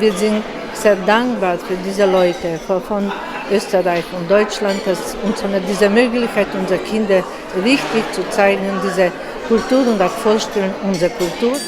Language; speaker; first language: German; non-native, learner; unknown